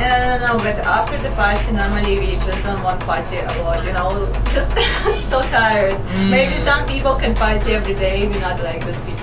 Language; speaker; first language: English; non-native, learner; Russian